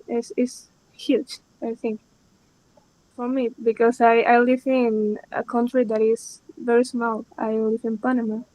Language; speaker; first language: English; non-native, learner; Spanish